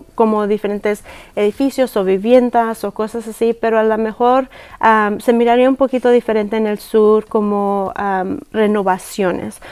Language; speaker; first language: Spanish; early bilingual, heritage; Spanish